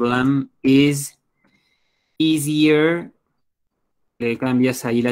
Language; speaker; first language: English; non-native, fluent; Spanish